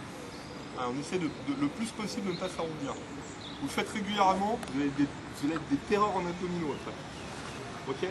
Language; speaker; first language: French; native; French